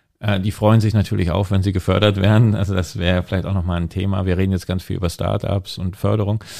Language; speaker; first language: German; native; German